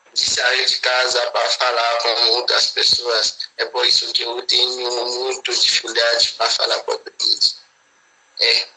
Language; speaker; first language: Portuguese; non-native, fluent; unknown